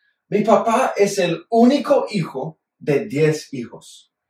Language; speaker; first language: Spanish; non-native, fluent; English